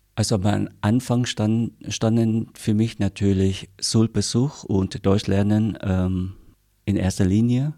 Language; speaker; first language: German; non-native, fluent; Vietnamese